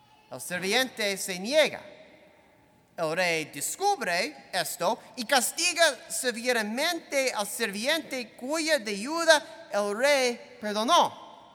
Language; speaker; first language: Spanish; non-native, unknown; English